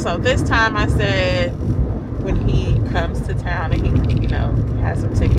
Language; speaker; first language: English; native; English